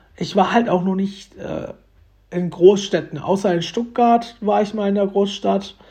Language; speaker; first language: German; early bilingual, other home language; Romanian